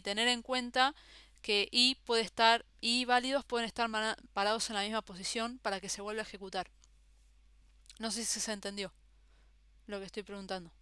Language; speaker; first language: Spanish; native; Spanish